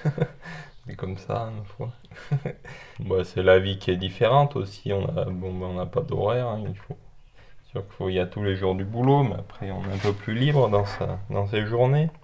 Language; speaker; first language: French; native; French